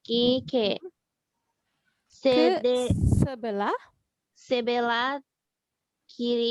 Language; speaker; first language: Indonesian; non-native, learner; Thai